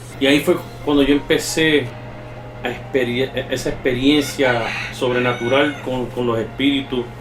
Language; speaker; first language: Spanish; early bilingual, heritage; Spanish